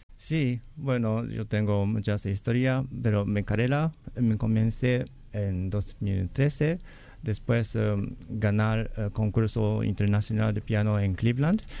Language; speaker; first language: Spanish; non-native, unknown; Japanese